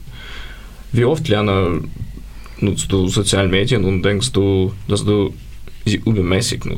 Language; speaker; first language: German; non-native, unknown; Ukrainian